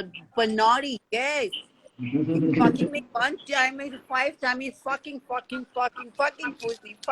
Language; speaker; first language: English; non-native, learner; Hindi